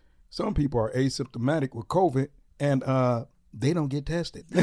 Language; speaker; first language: English; native; English